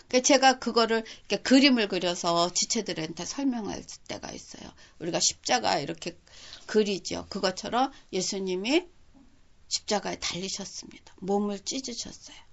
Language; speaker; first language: Korean; native; Korean